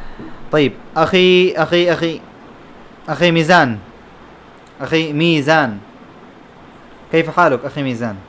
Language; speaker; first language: Arabic; non-native, fluent; Bangla